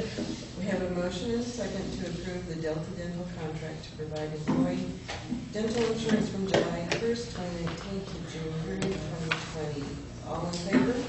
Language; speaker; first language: English; native; English